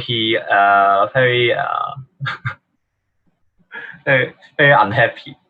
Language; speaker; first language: English; non-native, learner; Cantonese